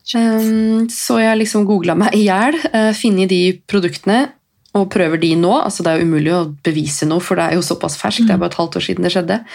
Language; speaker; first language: Norwegian; native; Norwegian